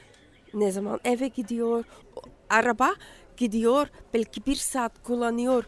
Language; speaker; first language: Turkish; non-native, learner; Dutch